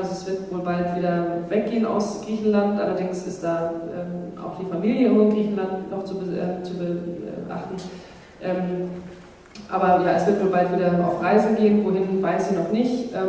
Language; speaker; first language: German; native; German